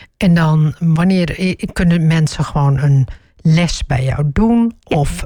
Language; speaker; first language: Dutch; early bilingual, other home language; Turkish